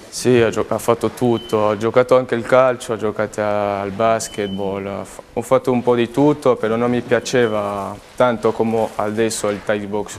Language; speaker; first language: Italian; non-native, fluent; Spanish